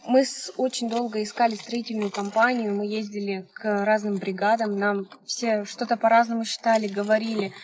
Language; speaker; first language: Russian; native; Russian